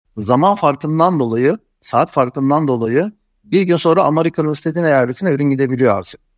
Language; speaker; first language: Turkish; native; Turkish